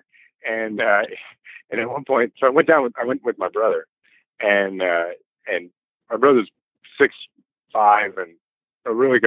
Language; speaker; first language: English; native; English